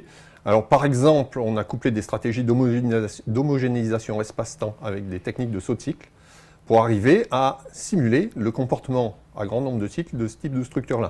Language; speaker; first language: French; native; French